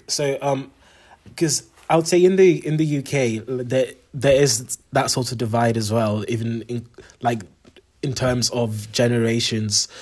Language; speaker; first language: English; native; English